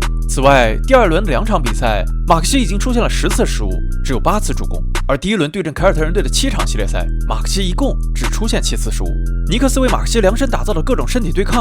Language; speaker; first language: Chinese; native; Chinese